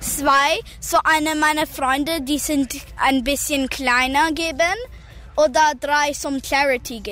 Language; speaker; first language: German; early bilingual, other home language; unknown